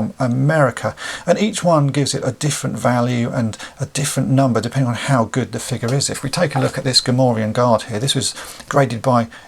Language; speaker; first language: English; native; English